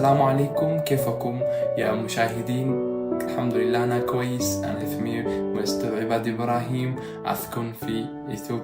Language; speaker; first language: Arabic; non-native, learner; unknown